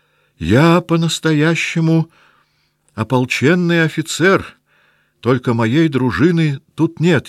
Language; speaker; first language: Russian; native; Russian